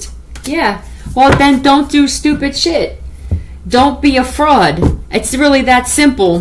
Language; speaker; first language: English; native; English